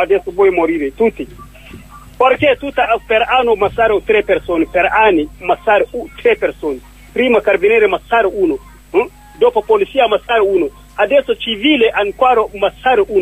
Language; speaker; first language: Italian; non-native, learner; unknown